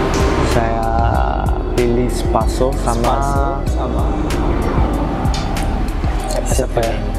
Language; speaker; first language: Indonesian; non-native, learner; Korean